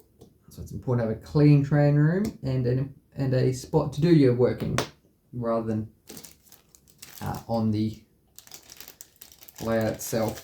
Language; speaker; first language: English; native; English